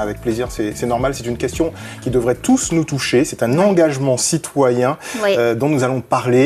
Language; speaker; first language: French; native; French